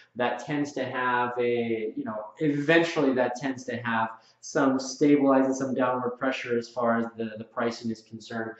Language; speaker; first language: English; native; English